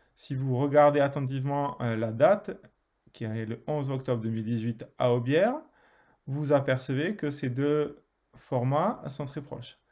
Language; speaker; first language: French; native; French